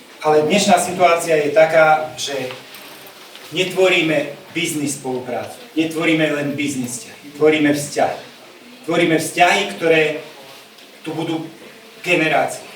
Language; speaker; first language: Ukrainian; non-native, learner; Slovak